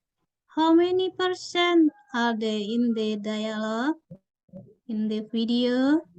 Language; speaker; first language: English; non-native, fluent; Indonesian